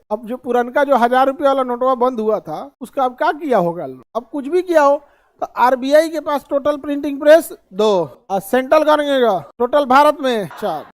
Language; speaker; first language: Hindi; native; Hindi